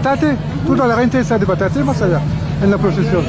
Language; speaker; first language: Spanish; non-native, learner; French